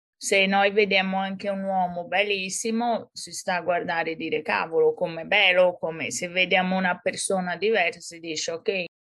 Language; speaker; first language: Italian; non-native, fluent; Portuguese